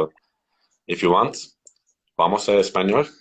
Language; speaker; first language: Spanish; non-native, learner; Turkish